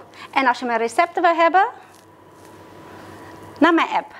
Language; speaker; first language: Dutch; non-native, fluent; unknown